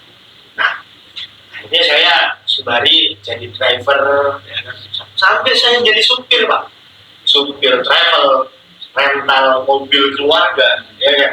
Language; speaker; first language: Indonesian; native; Indonesian